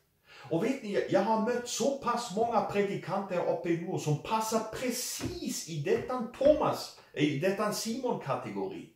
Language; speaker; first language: Swedish; non-native, fluent; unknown